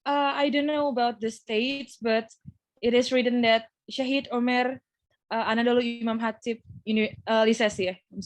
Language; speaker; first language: English; non-native, fluent; Indonesian